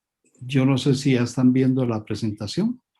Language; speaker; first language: Spanish; native; Spanish